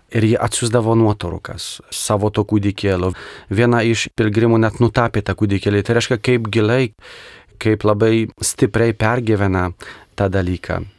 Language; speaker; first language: Lithuanian; non-native, local second language; Polish